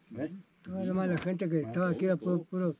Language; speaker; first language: Spanish; native; Spanish